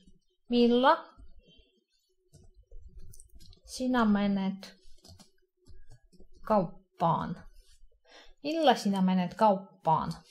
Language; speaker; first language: Finnish; non-native, fluent; Russian